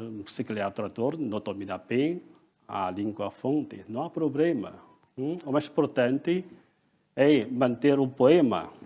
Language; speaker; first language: Portuguese; non-native, fluent; Chinese